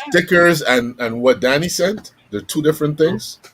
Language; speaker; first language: English; native; English